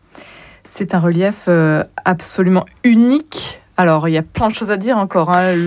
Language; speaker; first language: French; native; French